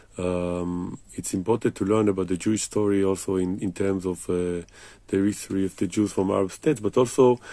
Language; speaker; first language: English; non-native, fluent; Hebrew